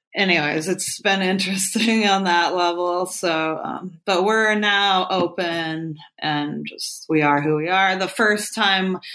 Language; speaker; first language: English; native; English